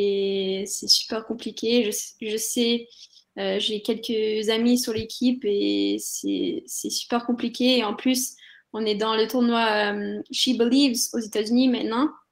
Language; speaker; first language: French; non-native, fluent; English